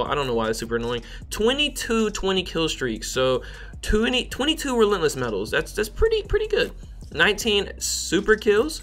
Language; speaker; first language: English; native; English